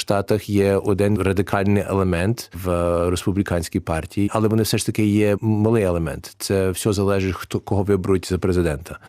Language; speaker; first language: Ukrainian; early bilingual, heritage; Ukrainian